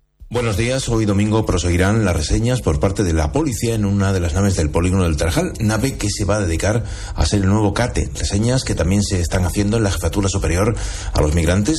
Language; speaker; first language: Spanish; native; Spanish